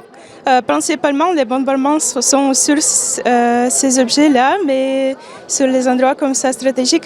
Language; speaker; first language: French; non-native, fluent; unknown